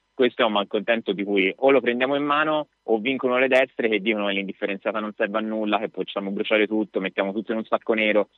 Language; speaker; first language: Italian; native; Italian